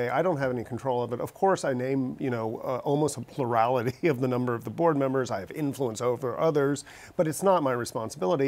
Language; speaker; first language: English; native; English